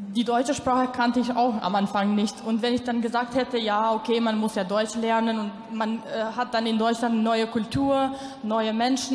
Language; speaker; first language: German; non-native, local second language; Albanian